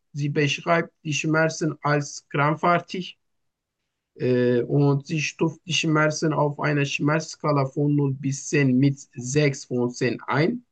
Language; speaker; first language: German; non-native, learner; Turkish